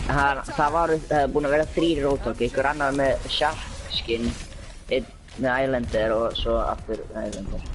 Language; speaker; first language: Icelandic; early bilingual, other home language; Norwegian